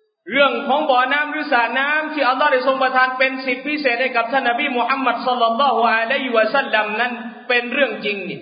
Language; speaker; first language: Thai; native; Thai